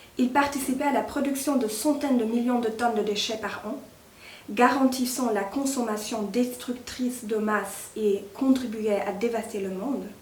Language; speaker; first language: French; non-native, fluent; German